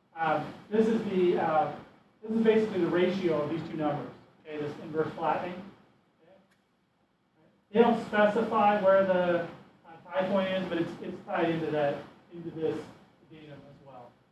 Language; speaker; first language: English; native; English